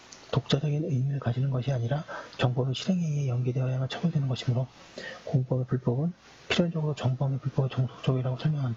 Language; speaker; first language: Korean; native; Korean